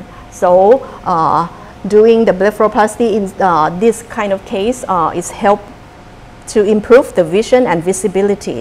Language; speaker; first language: English; non-native, fluent; Thai